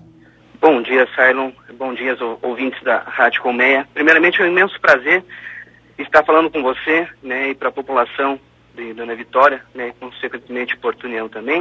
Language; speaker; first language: Portuguese; native; Portuguese